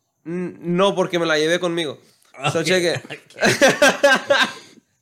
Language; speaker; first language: Spanish; early bilingual, heritage; Spanish